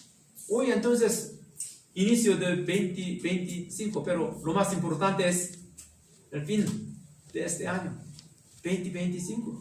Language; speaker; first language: Spanish; non-native, learner; Korean